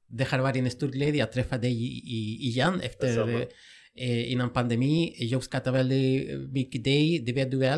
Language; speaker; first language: Swedish; non-native, fluent; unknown